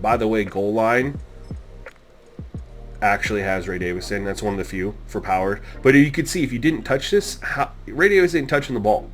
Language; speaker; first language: English; native; English